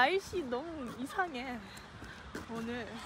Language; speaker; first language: Korean; non-native, learner; English